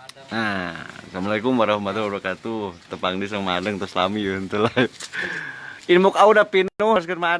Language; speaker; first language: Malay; non-native, local second language; Sundanese